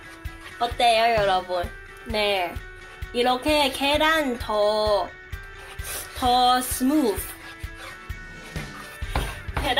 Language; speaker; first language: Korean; non-native, learner; Cantonese